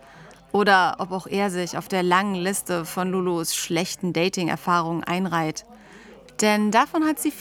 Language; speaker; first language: German; native; German